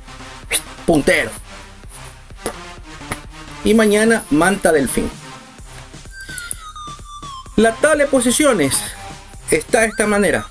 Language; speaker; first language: Spanish; native; Spanish